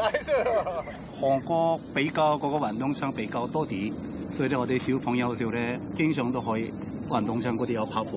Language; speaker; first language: Cantonese; non-native, learner; Korean